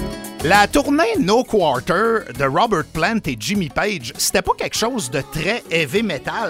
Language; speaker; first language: French; native; French